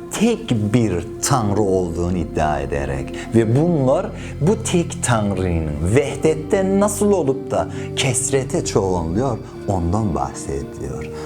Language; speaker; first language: Turkish; non-native, fluent; Persian